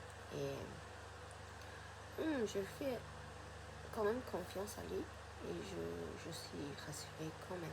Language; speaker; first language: French; non-native, fluent; Japanese